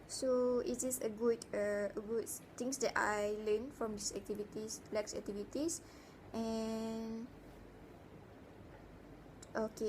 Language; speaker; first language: English; non-native, learner; Malay